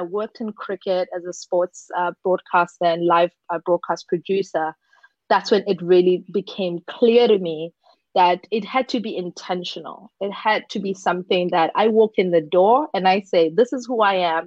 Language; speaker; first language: English; non-native, local second language; Xhosa